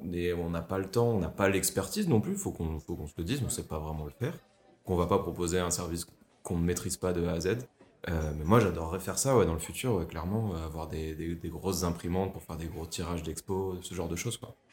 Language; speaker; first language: French; native; French